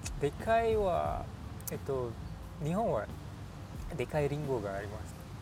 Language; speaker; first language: Japanese; non-native, learner; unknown